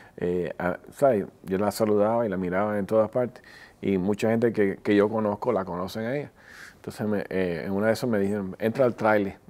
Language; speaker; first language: Spanish; early bilingual, heritage; Spanish